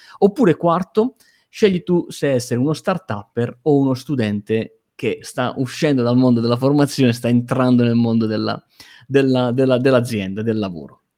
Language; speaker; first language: Italian; native; Italian